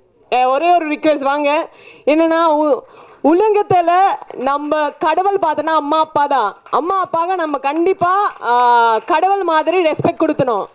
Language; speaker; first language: Tamil; non-native, local second language; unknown